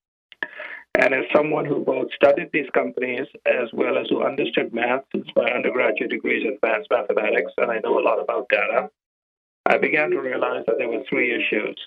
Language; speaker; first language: English; non-native, local second language; Gujarati